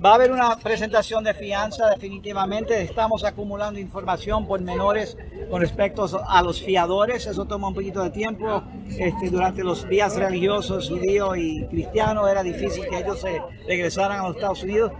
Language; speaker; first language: Spanish; non-native, fluent; English